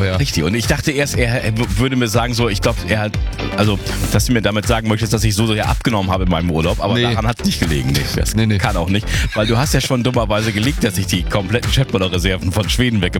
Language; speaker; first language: German; native; German